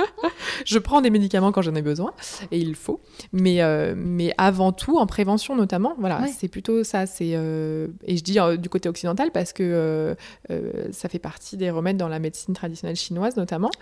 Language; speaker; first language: French; native; French